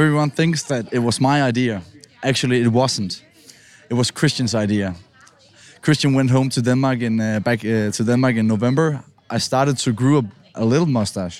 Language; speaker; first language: English; non-native, fluent; Danish